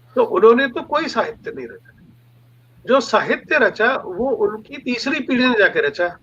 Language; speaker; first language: Hindi; non-native, local second language; Punjabi